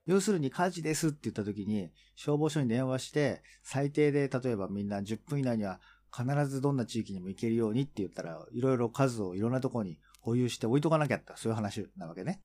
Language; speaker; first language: Japanese; native; Japanese